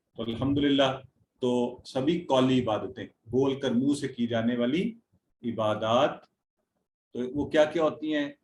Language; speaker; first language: Urdu; native; Urdu